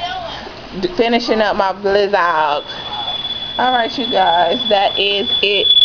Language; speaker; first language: English; native; English